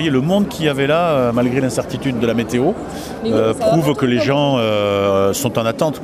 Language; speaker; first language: French; native; French